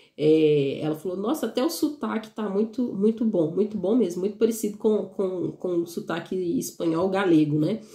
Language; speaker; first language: Portuguese; native; Portuguese